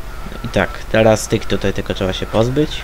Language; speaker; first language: Polish; native; Polish